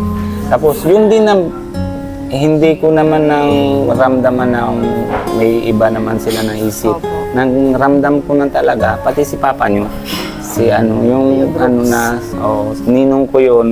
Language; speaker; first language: Filipino; non-native, learner; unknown